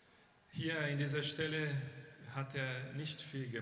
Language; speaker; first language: German; non-native, fluent; Portuguese